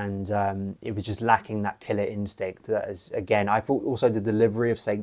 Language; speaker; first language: English; native; English